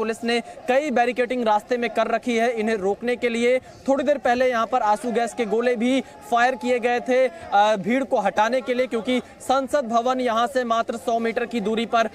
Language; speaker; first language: Hindi; native; Hindi